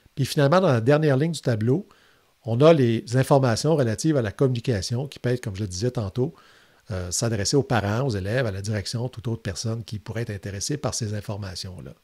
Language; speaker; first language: French; native; French